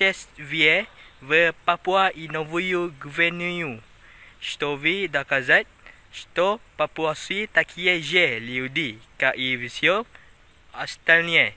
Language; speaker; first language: Russian; non-native, learner; Malay